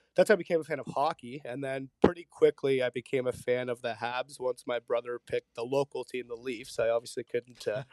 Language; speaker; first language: English; early bilingual, other home language; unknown